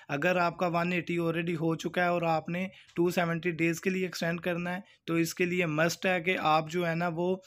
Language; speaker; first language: Urdu; non-native, local second language; Punjabi